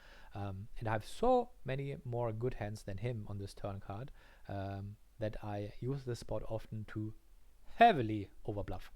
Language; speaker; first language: English; non-native, fluent; German